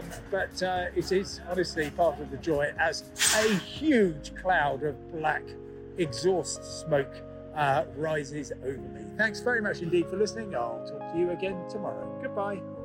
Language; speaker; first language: English; native; English